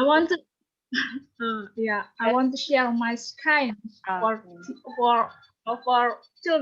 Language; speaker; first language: English; non-native, learner; Indonesian